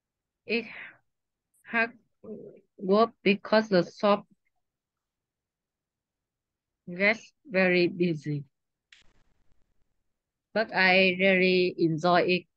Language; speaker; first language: English; non-native, learner; Vietnamese